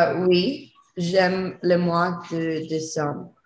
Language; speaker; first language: French; non-native, learner; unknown